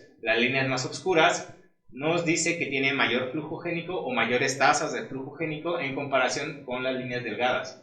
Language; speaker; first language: Spanish; native; Spanish